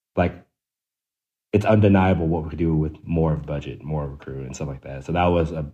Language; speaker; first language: English; native; English